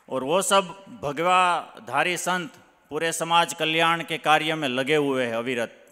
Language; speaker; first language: Hindi; non-native, local second language; Gujarati